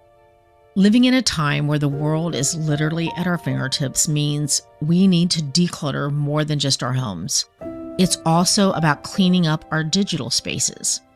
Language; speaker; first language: English; native; English